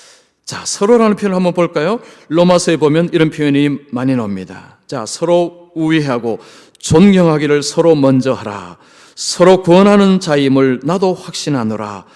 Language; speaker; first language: Korean; native; Korean